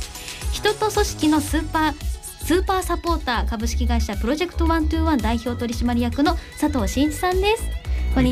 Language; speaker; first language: Japanese; native; Japanese